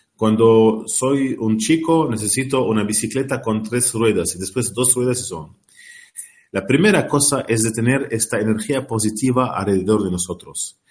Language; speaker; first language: Spanish; non-native, learner; Arabic